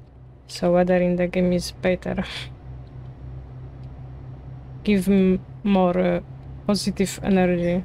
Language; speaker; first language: English; non-native, learner; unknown